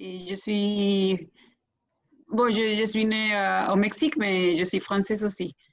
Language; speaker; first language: French; non-native, fluent; Spanish